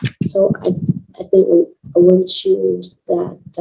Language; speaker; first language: English; non-native, learner; Vietnamese